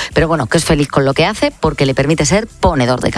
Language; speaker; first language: Spanish; native; Spanish